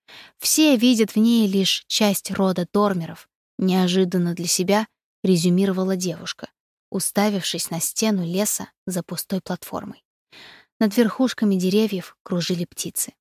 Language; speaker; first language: Russian; native; Russian